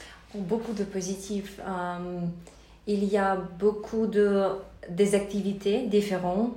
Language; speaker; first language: French; non-native, learner; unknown